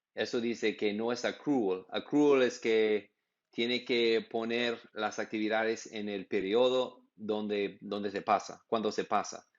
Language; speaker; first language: Spanish; non-native, learner; English